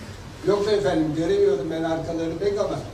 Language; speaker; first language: Turkish; native; Turkish